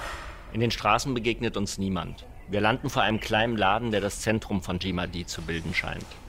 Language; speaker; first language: German; native; German